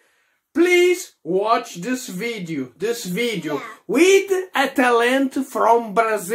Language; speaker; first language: English; non-native, fluent; Portuguese